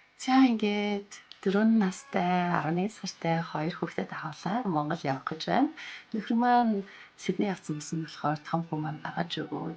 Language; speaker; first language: Mongolian; native; Mongolian